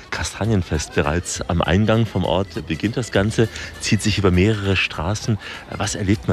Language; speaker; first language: German; native; German